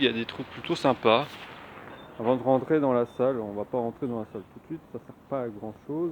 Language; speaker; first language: French; native; French